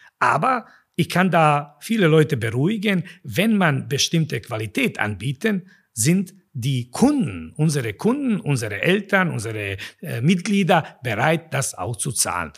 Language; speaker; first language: German; non-native, fluent; Serbian